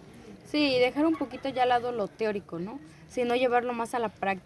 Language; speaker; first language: Spanish; native; Spanish